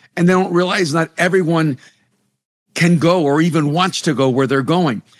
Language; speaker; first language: English; non-native, fluent; Spanish